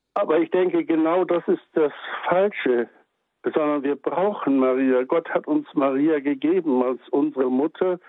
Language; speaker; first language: German; native; German